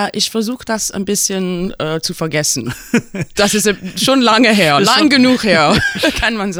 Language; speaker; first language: German; non-native, fluent; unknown